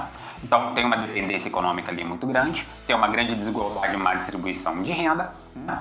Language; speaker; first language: Portuguese; native; Portuguese